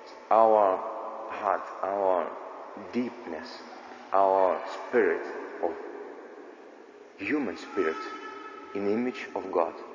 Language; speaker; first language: English; non-native, learner; Lithuanian